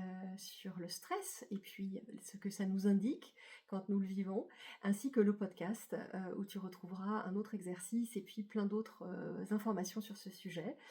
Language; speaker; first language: French; native; French